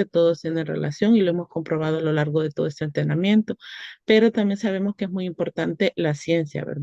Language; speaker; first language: Spanish; native; Spanish